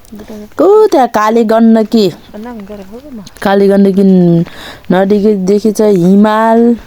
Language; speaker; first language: Nepali; non-native, local second language; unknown